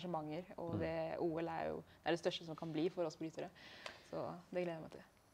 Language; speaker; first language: Norwegian; early bilingual, other home language; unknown